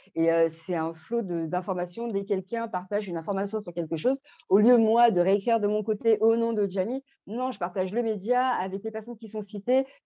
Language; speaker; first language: French; native; French